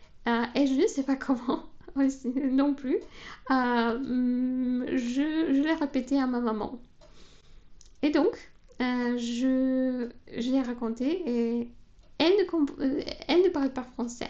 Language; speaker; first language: French; non-native, fluent; Polish